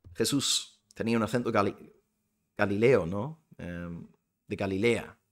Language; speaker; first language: Spanish; non-native, fluent; English